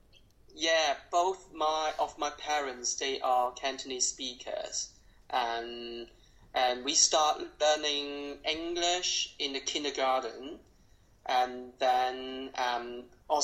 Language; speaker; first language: English; non-native, local second language; Cantonese